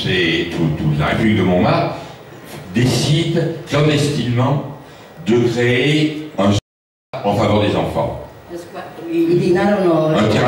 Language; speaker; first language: French; native; French